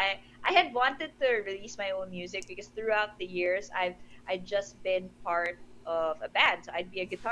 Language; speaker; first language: English; non-native, local second language; Filipino